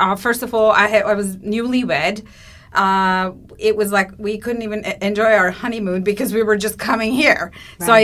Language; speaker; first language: English; non-native, fluent; Turkish